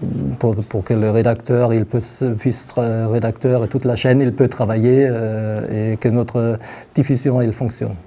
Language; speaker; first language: French; non-native, fluent; German